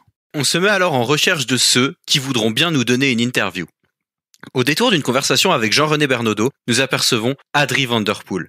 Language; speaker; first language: French; native; French